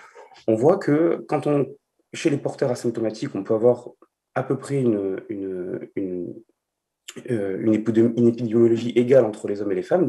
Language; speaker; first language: French; native; French